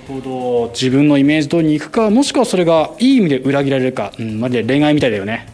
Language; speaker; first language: Japanese; native; Japanese